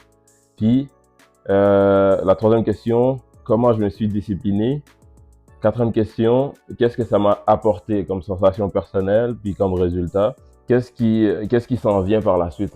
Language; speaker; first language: French; native; French